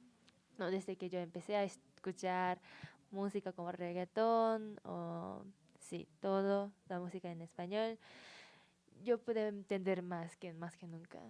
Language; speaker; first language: Spanish; non-native, learner; Japanese